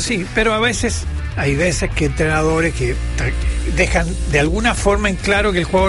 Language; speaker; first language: Spanish; native; Spanish